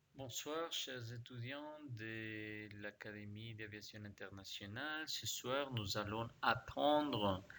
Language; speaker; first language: French; non-native, fluent; Spanish